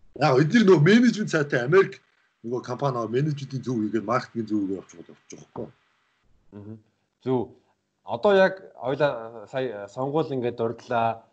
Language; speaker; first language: Mongolian; native; Mongolian